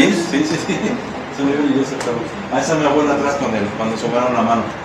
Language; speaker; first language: Spanish; native; Spanish